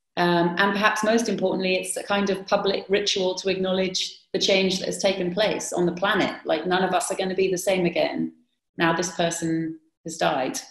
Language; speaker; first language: English; native; English